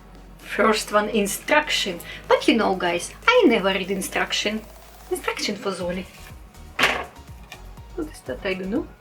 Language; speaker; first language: English; non-native, learner; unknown